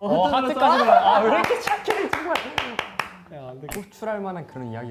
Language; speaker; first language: Korean; native; Korean